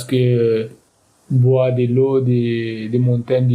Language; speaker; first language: French; non-native, learner; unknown